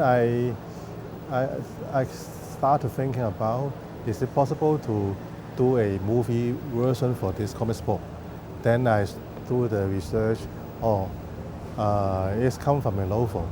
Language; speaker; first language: English; non-native, fluent; Cantonese